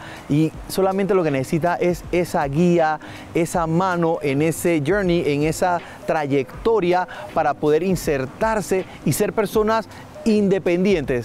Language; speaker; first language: Spanish; native; Spanish